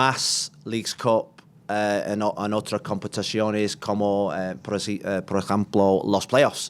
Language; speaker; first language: Spanish; non-native, learner; English